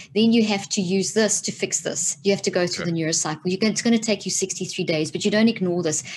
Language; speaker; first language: English; native; English